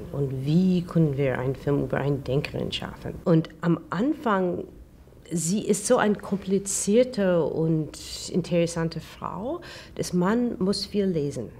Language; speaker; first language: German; non-native, learner; English